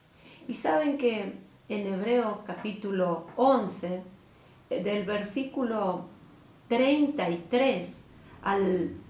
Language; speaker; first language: Spanish; native; Spanish